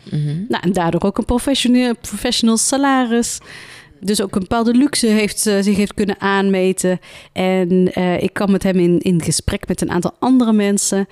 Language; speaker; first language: Dutch; early bilingual, other home language; Central Atlas Tamazight